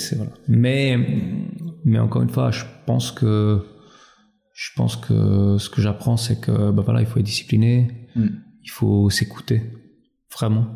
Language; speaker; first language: French; early bilingual, other home language; Albanian